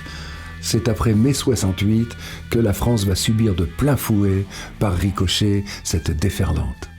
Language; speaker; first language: French; native; French